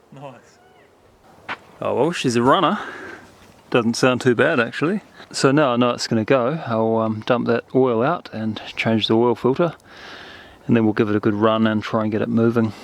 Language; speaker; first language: English; native; English